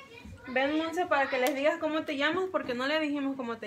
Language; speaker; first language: Spanish; native; Spanish